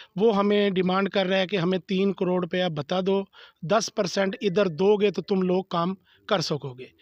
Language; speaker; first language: Urdu; non-native, local second language; Sindhi